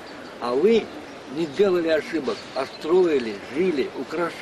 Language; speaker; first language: Russian; non-native, local second language; Azerbaijani